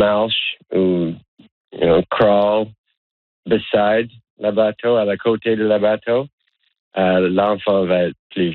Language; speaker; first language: French; non-native, learner; English